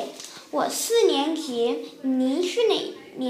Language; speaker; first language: Chinese; early bilingual, heritage; Chinese